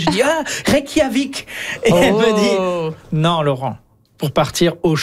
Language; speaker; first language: French; native; French